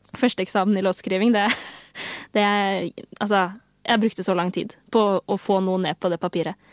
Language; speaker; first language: Norwegian; native; Norwegian